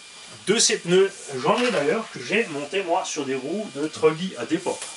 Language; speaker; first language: French; native; French